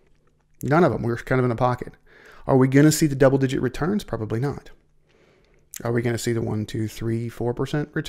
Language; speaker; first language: English; native; English